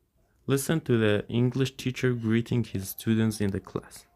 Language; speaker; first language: English; non-native, fluent; Persian